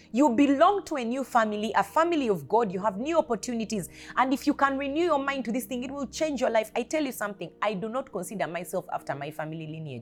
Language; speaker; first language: English; non-native, local second language; Ganda